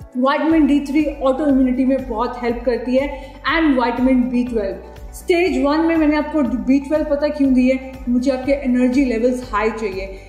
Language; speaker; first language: Hindi; native; Hindi